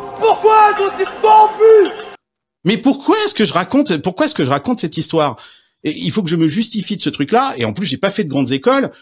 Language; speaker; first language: French; native; French